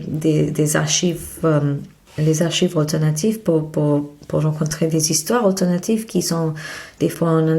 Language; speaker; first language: French; non-native, fluent; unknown